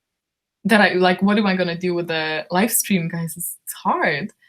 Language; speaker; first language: English; non-native, fluent; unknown